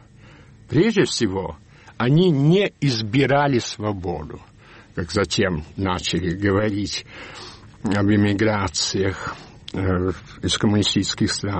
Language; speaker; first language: Russian; early bilingual, heritage; Russian